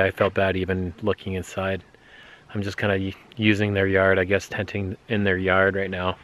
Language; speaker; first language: English; native; English